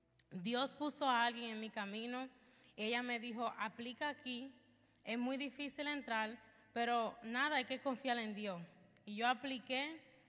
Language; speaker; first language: Spanish; early bilingual, heritage; Spanish